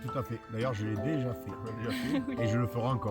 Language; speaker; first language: French; native; French